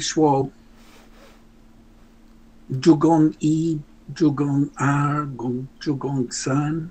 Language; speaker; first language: Chinese; non-native, learner; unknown